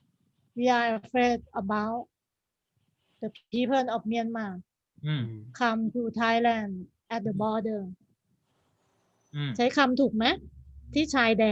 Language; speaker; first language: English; non-native, learner; Thai